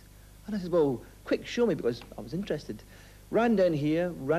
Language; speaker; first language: English; native; English